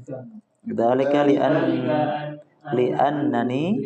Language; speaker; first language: Arabic; non-native, fluent; Indonesian